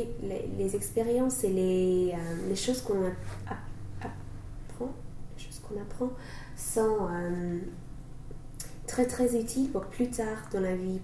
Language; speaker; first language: French; non-native, fluent; English